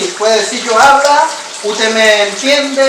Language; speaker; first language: Spanish; non-native, learner; Haitian Creole